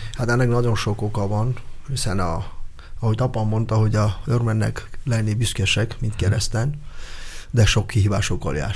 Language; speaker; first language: Hungarian; non-native, fluent; Armenian